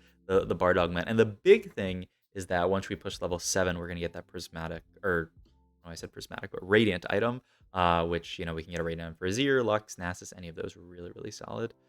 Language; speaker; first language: English; native; English